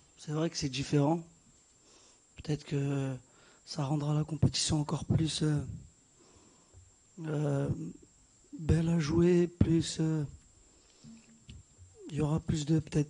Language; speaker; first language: French; native; French